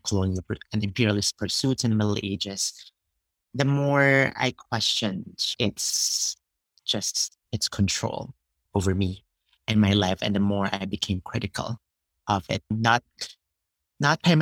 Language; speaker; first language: English; non-native, local second language; Cebuano